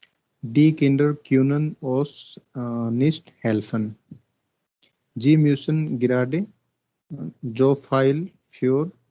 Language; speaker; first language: German; non-native, learner; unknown